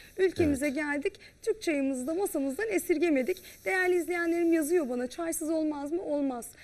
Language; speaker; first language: Turkish; native; Turkish